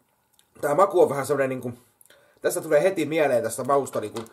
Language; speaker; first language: Finnish; native; Finnish